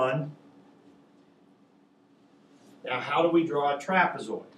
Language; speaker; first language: English; native; English